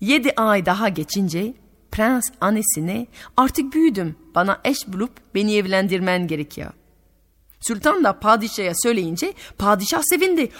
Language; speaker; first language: Turkish; non-native, fluent; French